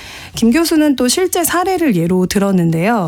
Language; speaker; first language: Korean; native; Korean